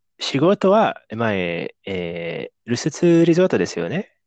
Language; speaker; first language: Japanese; non-native, fluent; Indonesian